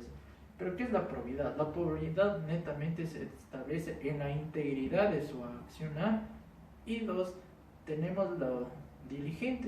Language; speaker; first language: Spanish; native; Spanish